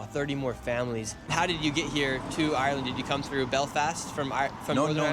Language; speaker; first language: English; native; English